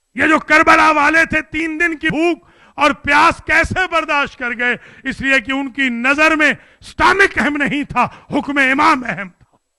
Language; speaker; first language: Urdu; non-native, local second language; Punjabi